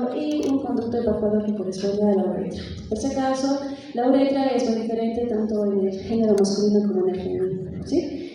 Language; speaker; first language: Spanish; native; Spanish